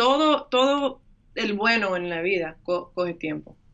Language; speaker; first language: Spanish; early bilingual, heritage; English